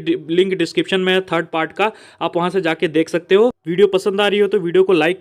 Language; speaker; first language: Hindi; native; Hindi